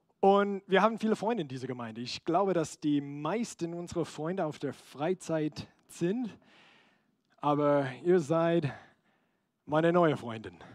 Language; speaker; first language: German; non-native, fluent; English